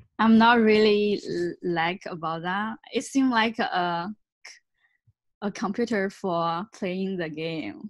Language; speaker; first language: English; non-native, learner; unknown